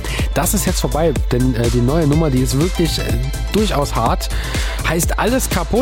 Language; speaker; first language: German; native; German